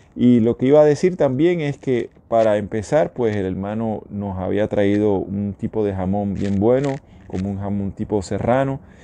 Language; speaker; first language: Spanish; native; Spanish